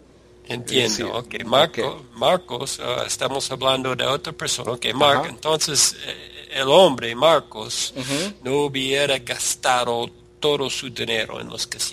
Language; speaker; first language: Spanish; non-native, learner; English